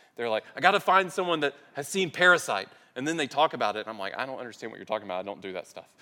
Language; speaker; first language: English; native; English